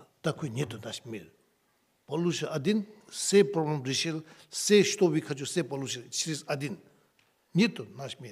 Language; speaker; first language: Russian; non-native, learner; Tibetan